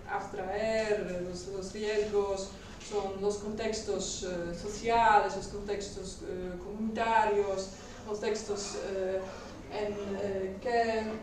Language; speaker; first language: Spanish; non-native, learner; Polish